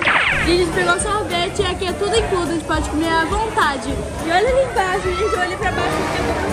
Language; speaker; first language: Portuguese; native; Portuguese